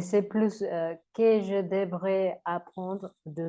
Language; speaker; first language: French; non-native, learner; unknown